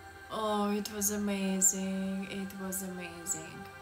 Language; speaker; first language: English; non-native, learner; Russian